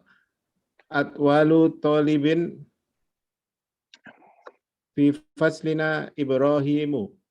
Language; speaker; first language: Arabic; non-native, learner; Indonesian